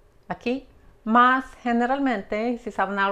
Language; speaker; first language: Spanish; non-native, fluent; English